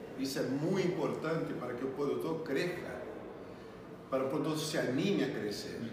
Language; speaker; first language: Spanish; non-native, learner; Portuguese